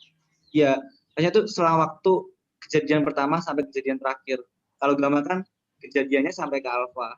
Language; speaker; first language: Indonesian; native; Indonesian